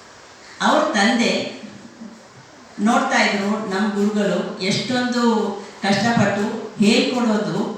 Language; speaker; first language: Kannada; non-native, local second language; Telugu